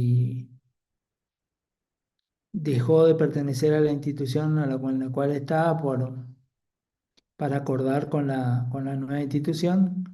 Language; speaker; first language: Spanish; native; Spanish